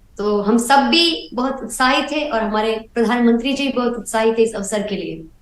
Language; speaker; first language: Hindi; non-native, local second language; Gujarati